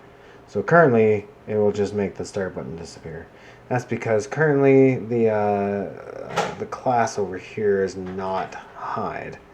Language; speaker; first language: English; native; English